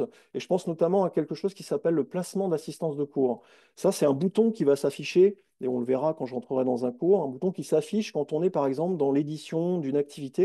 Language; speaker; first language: French; native; French